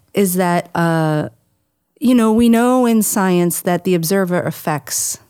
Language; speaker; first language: English; native; English